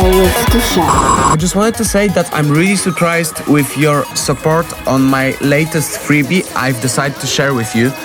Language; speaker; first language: English; non-native, fluent; Polish